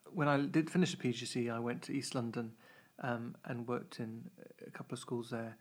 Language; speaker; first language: English; native; English